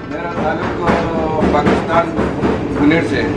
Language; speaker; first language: Hindi; non-native, local second language; Pashto